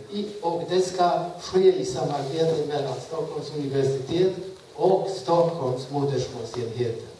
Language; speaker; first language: Swedish; non-native, fluent; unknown